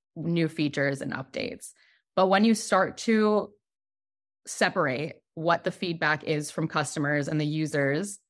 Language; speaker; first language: English; native; English